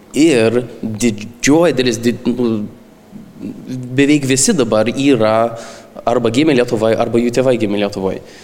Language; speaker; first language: Lithuanian; early bilingual, heritage; Lithuanian